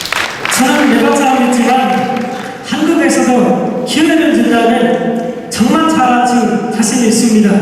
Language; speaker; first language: Korean; non-native, learner; Nepali